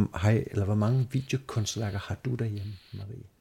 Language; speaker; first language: Danish; native; Danish